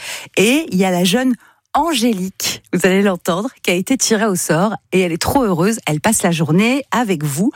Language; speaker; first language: French; native; French